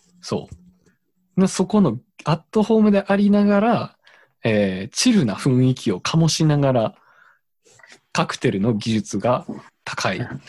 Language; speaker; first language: Japanese; native; Japanese